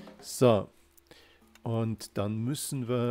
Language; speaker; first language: German; native; German